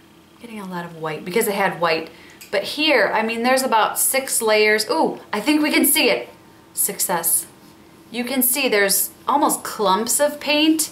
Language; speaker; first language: English; native; English